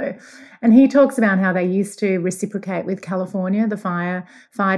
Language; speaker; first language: English; native; English